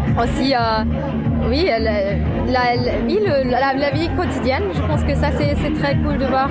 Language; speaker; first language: French; non-native, learner; German